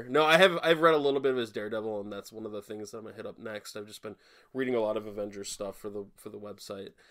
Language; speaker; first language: English; native; English